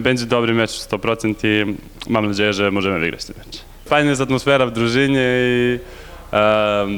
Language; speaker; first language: Polish; non-native, learner; Serbian